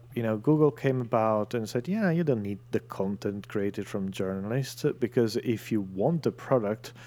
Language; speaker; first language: English; non-native, fluent; Italian